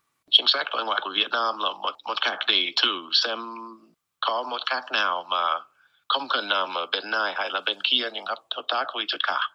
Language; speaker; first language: Vietnamese; non-native, fluent; English